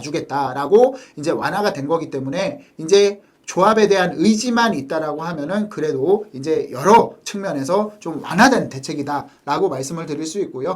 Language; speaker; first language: Korean; native; Korean